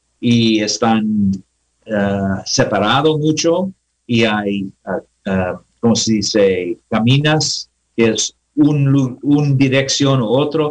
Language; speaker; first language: Spanish; non-native, learner; English